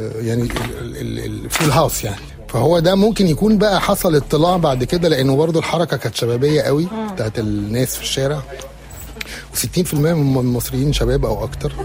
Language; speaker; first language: Egyptian Arabic; native; Egyptian Arabic